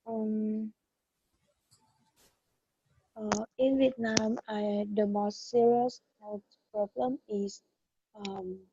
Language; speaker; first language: English; non-native, learner; Vietnamese